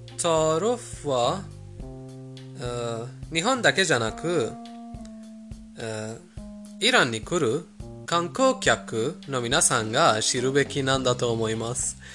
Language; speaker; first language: Japanese; non-native, fluent; Persian